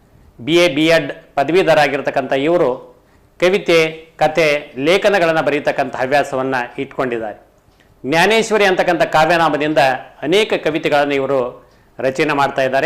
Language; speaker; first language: Kannada; native; Kannada